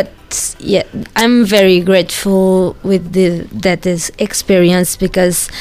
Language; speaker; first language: English; non-native, learner; Portuguese